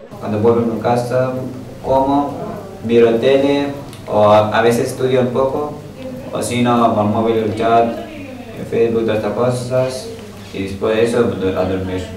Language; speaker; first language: Spanish; early bilingual, other home language; Urdu